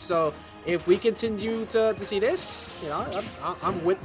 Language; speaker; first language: English; native; English